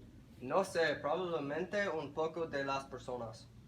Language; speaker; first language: Spanish; non-native, learner; English